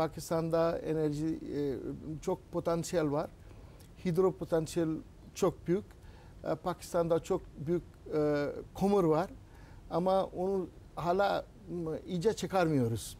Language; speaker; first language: Turkish; non-native, learner; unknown